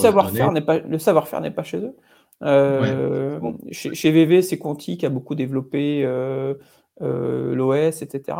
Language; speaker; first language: French; native; French